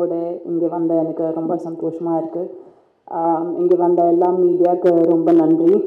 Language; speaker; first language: Tamil; non-native, learner; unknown